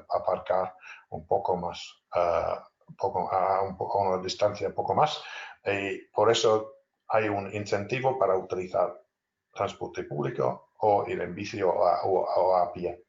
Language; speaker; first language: Spanish; non-native, fluent; English